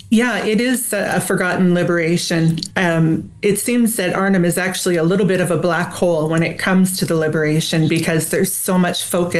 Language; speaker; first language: English; native; English